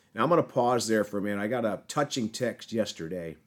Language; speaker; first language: English; native; English